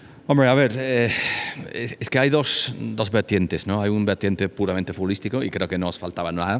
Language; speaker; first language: Spanish; non-native, fluent; English